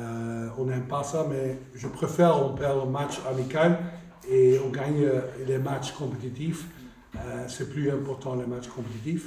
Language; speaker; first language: French; non-native, fluent; Dutch